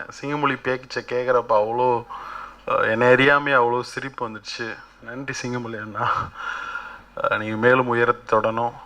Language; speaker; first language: Tamil; native; Tamil